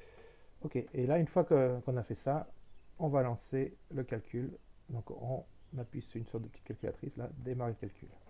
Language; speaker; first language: French; native; French